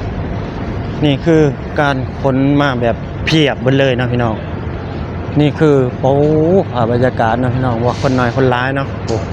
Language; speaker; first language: Thai; non-native, local second language; Lao